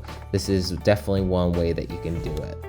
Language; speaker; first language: English; native; English